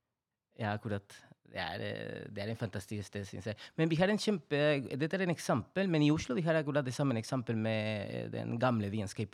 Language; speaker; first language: Norwegian; non-native, fluent; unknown